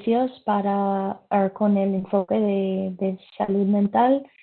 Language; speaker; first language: Spanish; non-native, learner; English